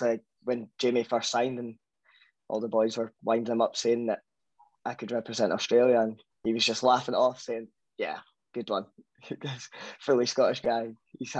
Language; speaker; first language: English; native; English